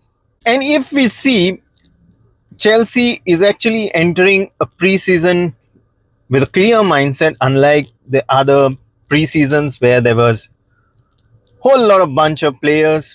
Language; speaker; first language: English; non-native, local second language; Konkani